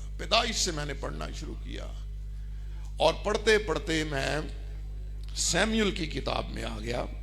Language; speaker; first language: Urdu; non-native, local second language; Punjabi